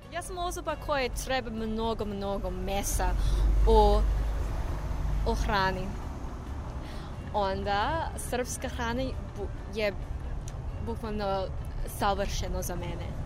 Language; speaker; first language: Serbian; non-native, learner; English